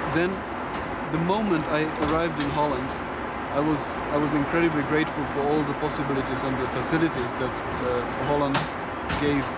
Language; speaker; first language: English; non-native, fluent; Czech